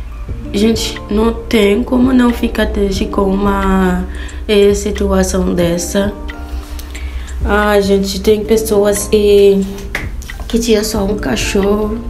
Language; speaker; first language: Portuguese; non-native, fluent; Haitian Creole